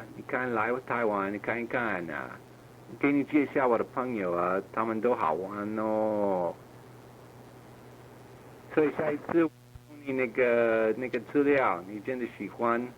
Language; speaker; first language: Chinese; non-native, learner; English